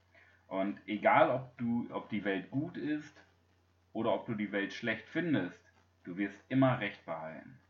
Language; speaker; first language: German; native; German